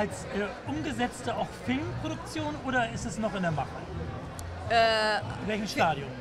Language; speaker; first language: German; early bilingual, other home language; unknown